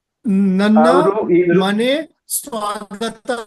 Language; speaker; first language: Kannada; non-native, learner; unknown